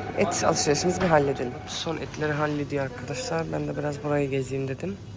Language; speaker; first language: Turkish; early bilingual, heritage; Turkish